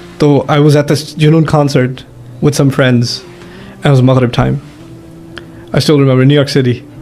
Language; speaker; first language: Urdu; early bilingual, heritage; German